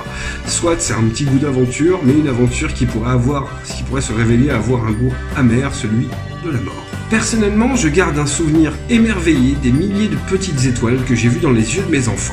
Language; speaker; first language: French; native; French